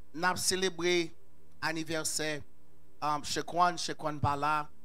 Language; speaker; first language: French; native; French